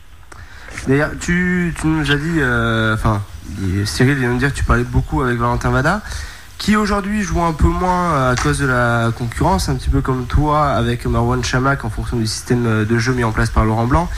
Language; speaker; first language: French; native; French